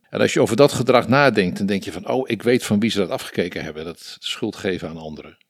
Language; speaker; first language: Dutch; native; Dutch